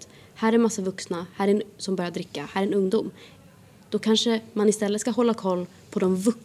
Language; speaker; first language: Swedish; native; Swedish